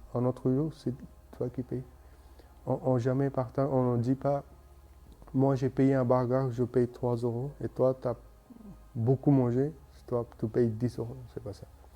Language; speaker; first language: French; non-native, learner; Bangla